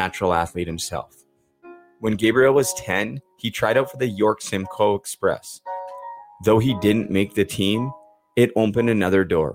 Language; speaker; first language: English; native; English